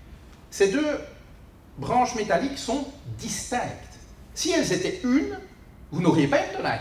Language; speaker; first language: French; native; French